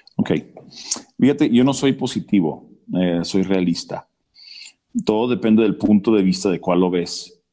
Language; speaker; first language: Spanish; early bilingual, other home language; English